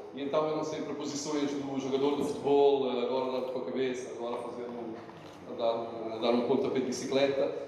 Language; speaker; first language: Portuguese; non-native, fluent; Italian